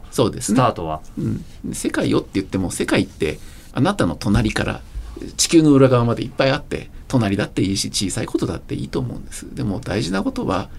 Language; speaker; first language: Japanese; native; Japanese